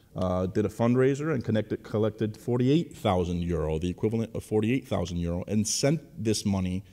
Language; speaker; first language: English; early bilingual, other home language; Greek